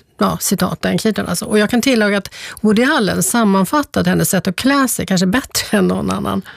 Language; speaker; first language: Swedish; native; Swedish